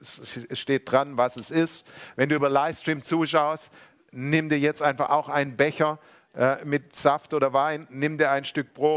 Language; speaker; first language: German; native; German